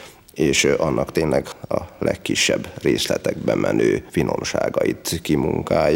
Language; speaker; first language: Hungarian; native; Hungarian